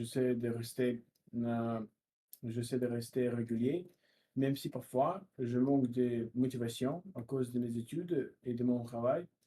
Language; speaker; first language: French; non-native, fluent; Russian